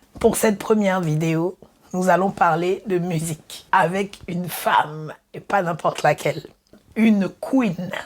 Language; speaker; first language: French; early bilingual, other home language; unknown